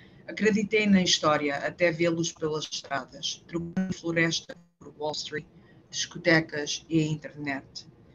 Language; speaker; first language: Portuguese; early bilingual, heritage; Portuguese